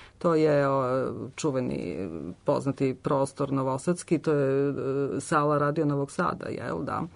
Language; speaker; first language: Serbian; native; Serbian